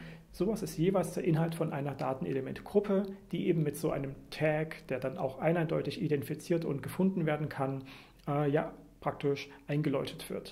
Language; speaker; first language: German; native; German